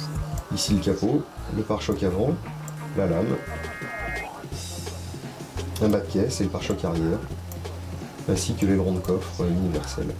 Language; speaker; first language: French; native; French